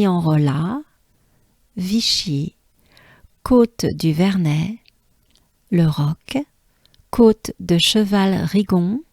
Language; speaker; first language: French; native; French